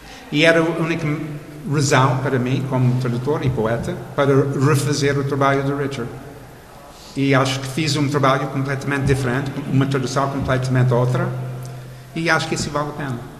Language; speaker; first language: Portuguese; non-native, fluent; English